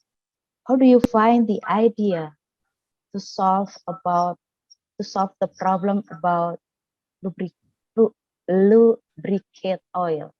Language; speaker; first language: English; non-native, fluent; Indonesian